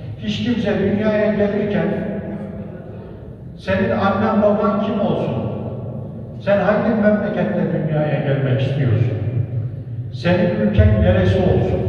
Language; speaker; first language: Turkish; native; Turkish